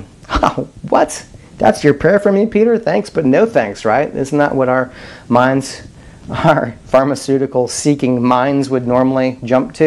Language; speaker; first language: English; native; English